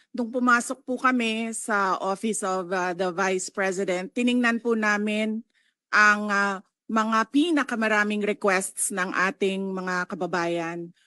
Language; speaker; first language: Filipino; non-native, local second language; Cebuano